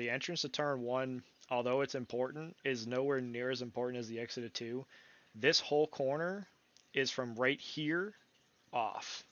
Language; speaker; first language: English; native; English